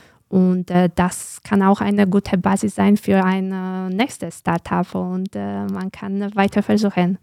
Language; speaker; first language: German; non-native, fluent; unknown